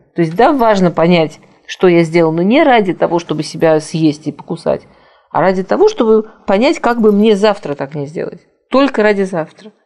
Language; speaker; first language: Russian; native; Russian